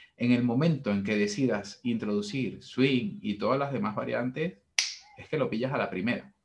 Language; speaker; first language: Spanish; native; Spanish